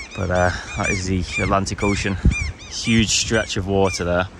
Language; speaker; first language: English; native; English